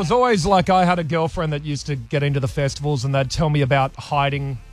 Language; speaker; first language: English; native; English